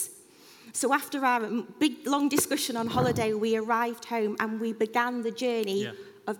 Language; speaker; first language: English; native; English